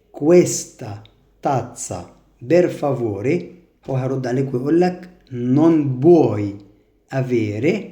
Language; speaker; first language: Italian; non-native, fluent; Arabic